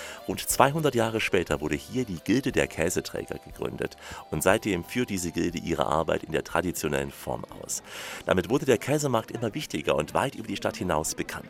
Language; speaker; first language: German; native; German